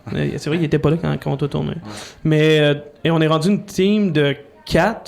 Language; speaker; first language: French; native; French